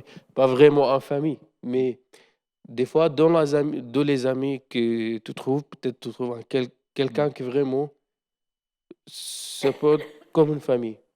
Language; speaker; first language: French; non-native, learner; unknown